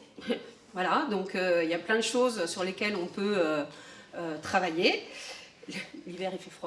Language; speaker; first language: French; native; French